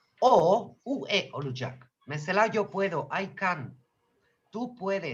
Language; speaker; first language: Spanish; non-native, learner; Turkish